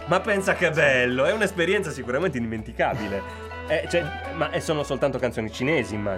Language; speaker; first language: Italian; native; Italian